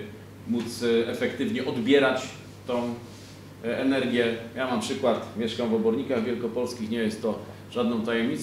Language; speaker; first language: Polish; native; Polish